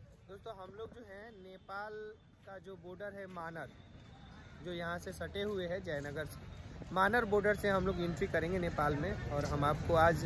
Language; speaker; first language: Hindi; native; Hindi